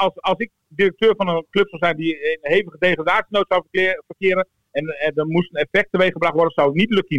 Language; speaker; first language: Dutch; native; Dutch